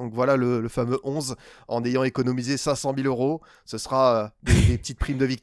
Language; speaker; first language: French; native; French